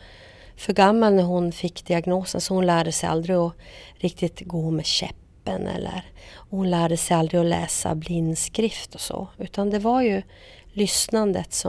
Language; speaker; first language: Swedish; native; Swedish